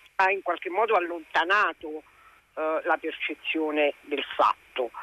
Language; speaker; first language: Italian; native; Italian